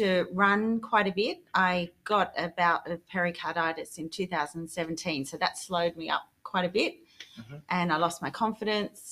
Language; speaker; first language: English; native; English